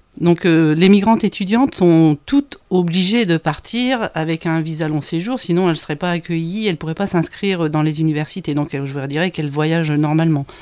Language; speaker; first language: French; native; French